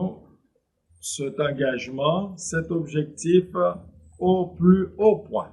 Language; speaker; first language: French; non-native, local second language; Haitian Creole